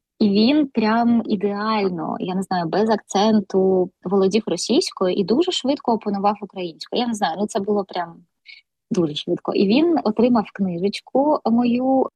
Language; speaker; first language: Ukrainian; non-native, local second language; Russian